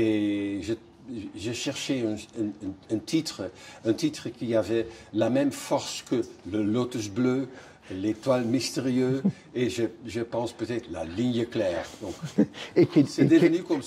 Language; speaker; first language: French; non-native, fluent; Dutch